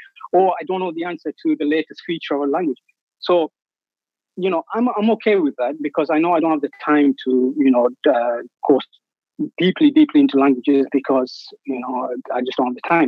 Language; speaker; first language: English; native; English